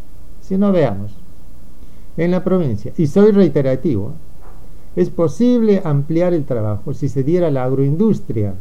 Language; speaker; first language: Spanish; native; Spanish